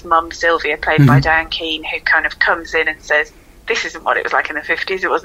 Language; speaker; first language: English; native; English